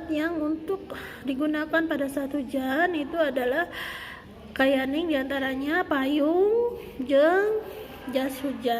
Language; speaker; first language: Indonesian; non-native, local second language; Sundanese